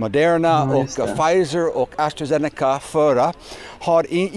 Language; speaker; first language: Swedish; non-native, fluent; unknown